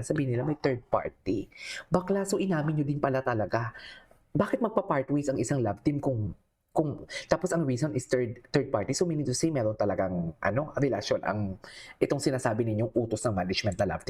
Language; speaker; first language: Filipino; native; Filipino